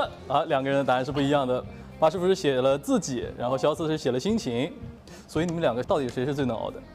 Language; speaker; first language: Chinese; native; Chinese